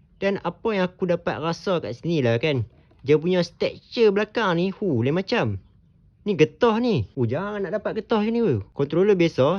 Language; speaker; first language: Malay; native; Malay